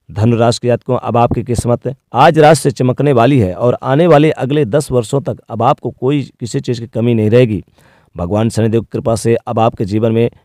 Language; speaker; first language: Hindi; native; Hindi